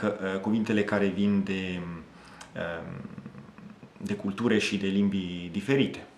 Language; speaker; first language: Romanian; non-native, fluent; Italian